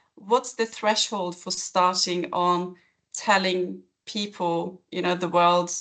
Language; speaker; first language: English; non-native, fluent; Norwegian